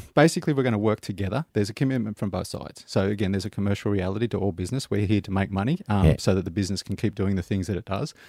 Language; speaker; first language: English; native; English